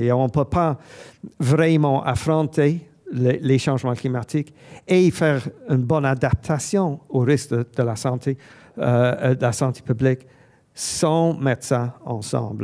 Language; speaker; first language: French; non-native, fluent; English